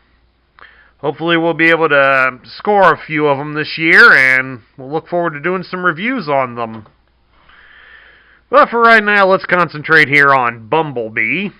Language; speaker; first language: English; native; English